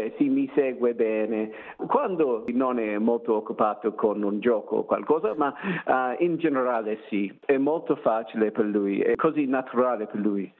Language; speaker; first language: Italian; non-native, learner; English